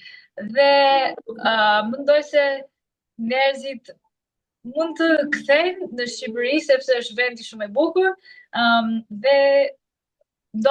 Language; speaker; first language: Albanian; non-native, learner; English